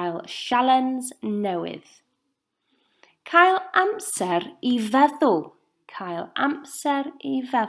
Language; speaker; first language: Welsh; non-native, local second language; English